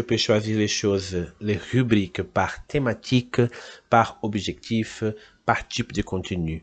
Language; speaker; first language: French; non-native, fluent; Portuguese